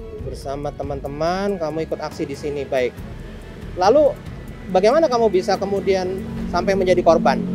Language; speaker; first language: Indonesian; native; Indonesian